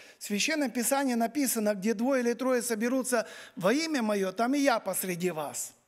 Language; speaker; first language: Russian; native; Russian